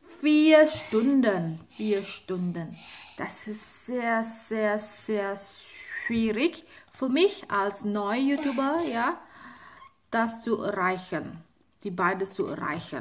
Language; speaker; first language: German; non-native, learner; Indonesian